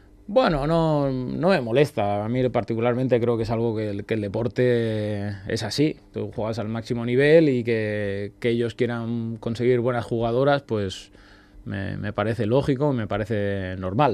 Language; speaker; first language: Spanish; native; Spanish